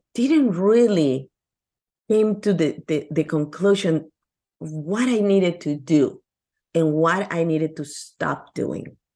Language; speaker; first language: English; non-native, fluent; Spanish